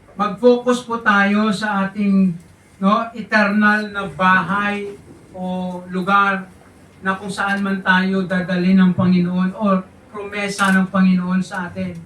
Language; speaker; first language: Filipino; non-native, local second language; Hiligaynon